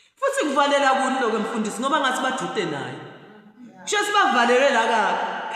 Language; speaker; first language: Zulu; non-native, local second language; Swati